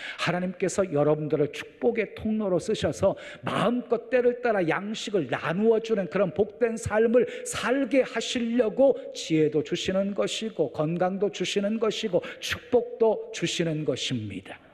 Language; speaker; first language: Korean; native; Korean